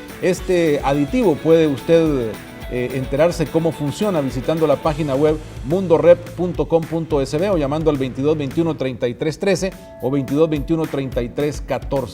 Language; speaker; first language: Spanish; native; Spanish